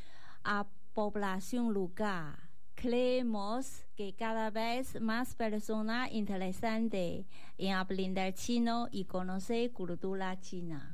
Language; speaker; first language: Spanish; non-native, learner; Chinese